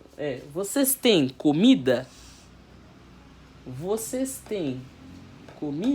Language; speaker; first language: Portuguese; non-native, fluent; Haitian Creole